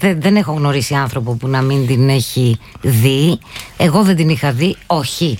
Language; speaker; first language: Greek; early bilingual, heritage; Greek